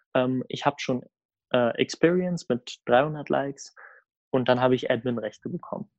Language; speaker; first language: German; early bilingual, other home language; Swedish